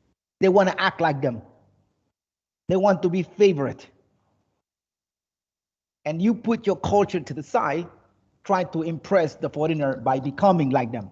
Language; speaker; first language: English; non-native, fluent; Spanish